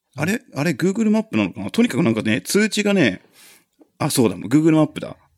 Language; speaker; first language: Japanese; native; Japanese